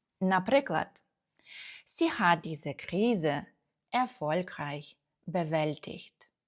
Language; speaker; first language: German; non-native, fluent; Ukrainian